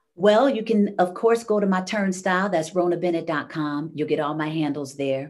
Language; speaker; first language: English; native; English